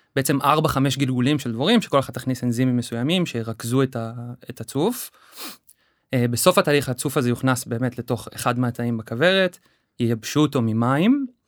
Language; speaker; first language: Hebrew; native; Hebrew